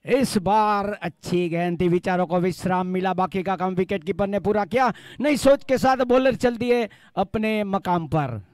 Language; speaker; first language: Hindi; non-native, local second language; Gujarati